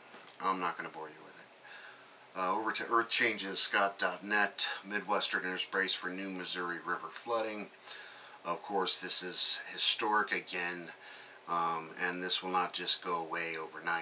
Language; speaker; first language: English; native; English